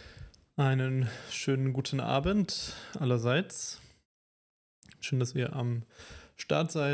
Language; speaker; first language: German; native; German